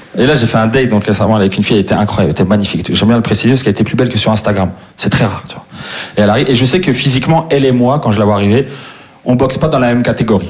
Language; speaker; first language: French; native; French